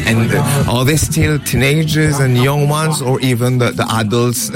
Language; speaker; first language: English; non-native, local second language; Morisyen